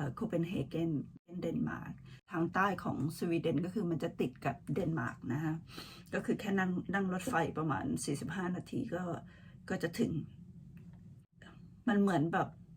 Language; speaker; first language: Thai; native; Thai